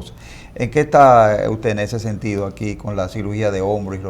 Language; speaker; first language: Spanish; native; Spanish